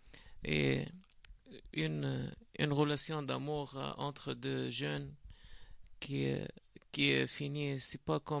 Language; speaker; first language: French; non-native, learner; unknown